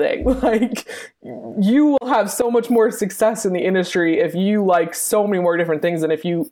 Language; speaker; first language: English; native; English